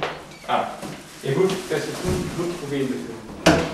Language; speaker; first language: French; non-native, learner; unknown